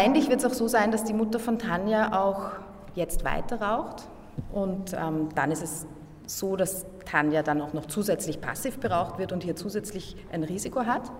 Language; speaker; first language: German; native; German